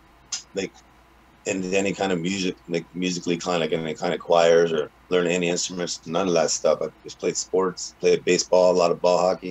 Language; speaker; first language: English; native; English